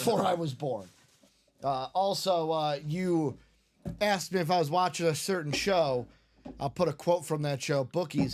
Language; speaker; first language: English; native; English